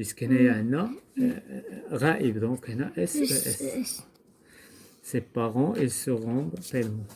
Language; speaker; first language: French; non-native, local second language; Arabic